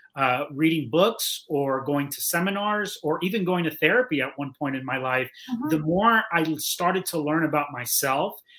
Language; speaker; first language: English; native; English